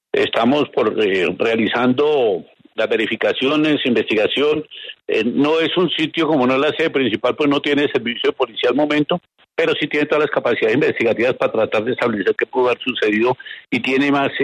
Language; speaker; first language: Spanish; native; Spanish